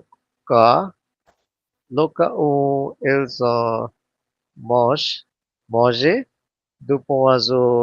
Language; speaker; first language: French; non-native, learner; Bangla